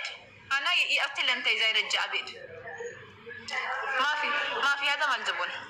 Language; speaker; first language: Arabic; non-native, learner; Amharic